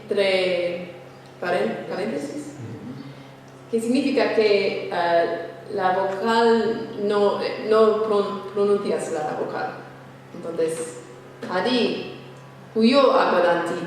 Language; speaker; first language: Spanish; non-native, fluent; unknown